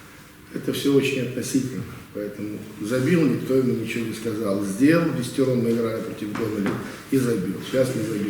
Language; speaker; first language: Russian; native; Russian